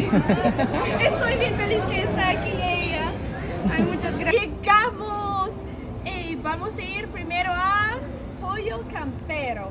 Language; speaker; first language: Spanish; non-native, fluent; English